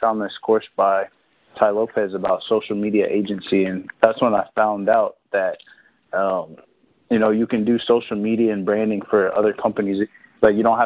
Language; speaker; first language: English; native; English